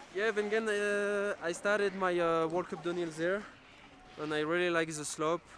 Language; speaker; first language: English; non-native, learner; French